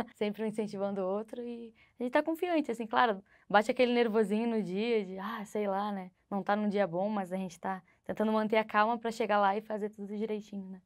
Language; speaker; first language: Portuguese; native; Portuguese